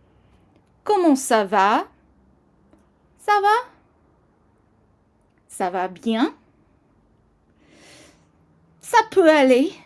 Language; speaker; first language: French; non-native, fluent; English